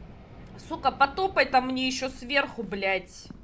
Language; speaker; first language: Russian; native; Russian